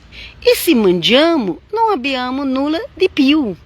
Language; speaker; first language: Italian; non-native, fluent; Portuguese